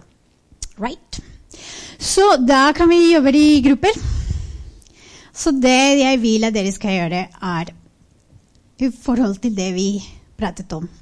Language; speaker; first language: Norwegian; non-native, fluent; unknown